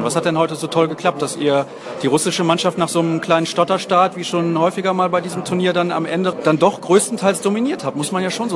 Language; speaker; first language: German; native; German